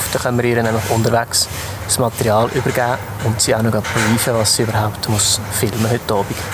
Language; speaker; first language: German; native; German